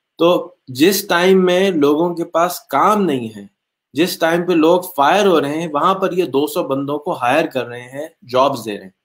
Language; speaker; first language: Urdu; native; Urdu